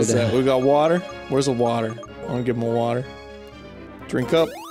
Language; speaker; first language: English; native; English